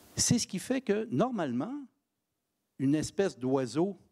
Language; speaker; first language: French; native; French